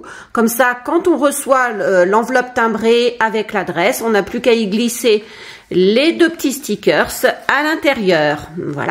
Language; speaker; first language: French; native; French